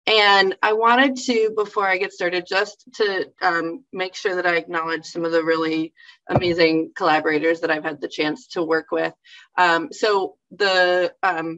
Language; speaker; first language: English; native; English